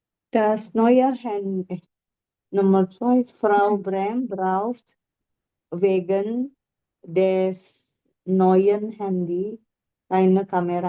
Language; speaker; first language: German; non-native, learner; Indonesian